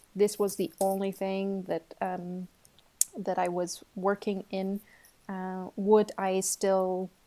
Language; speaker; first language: English; non-native, fluent; Portuguese